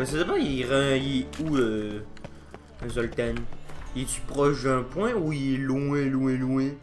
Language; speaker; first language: French; native; French